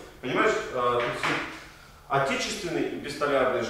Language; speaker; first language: Russian; native; Russian